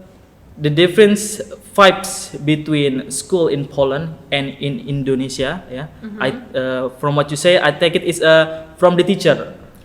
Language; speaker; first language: English; non-native, learner; Indonesian